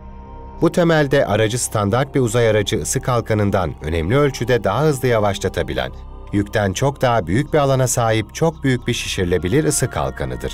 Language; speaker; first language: Turkish; native; Turkish